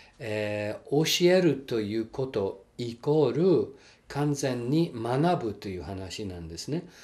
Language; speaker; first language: Japanese; non-native, fluent; English